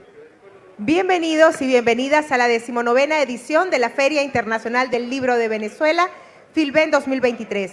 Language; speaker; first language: Spanish; native; Spanish